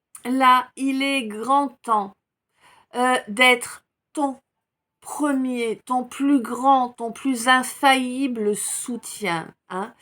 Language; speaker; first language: French; native; French